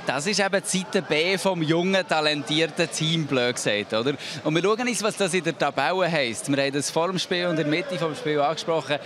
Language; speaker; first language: German; native; German